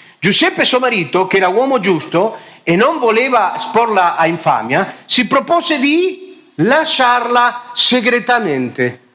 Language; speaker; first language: Italian; non-native, fluent; Spanish